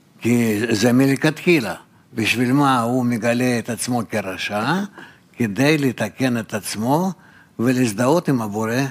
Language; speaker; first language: Hebrew; non-native, fluent; Russian